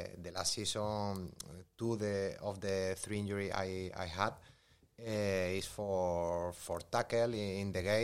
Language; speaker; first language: English; non-native, learner; Spanish